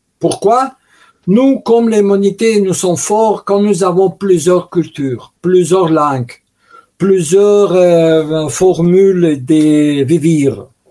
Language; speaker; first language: French; non-native, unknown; Russian